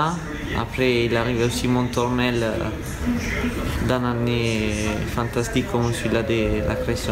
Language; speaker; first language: French; non-native, fluent; Italian